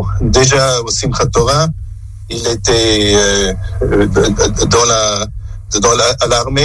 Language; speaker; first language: French; non-native, local second language; German